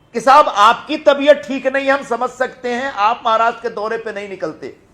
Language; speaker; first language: Hindi; non-native, local second language; Marathi